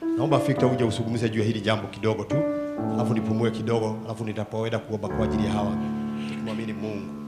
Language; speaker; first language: Swahili; non-native, local second language; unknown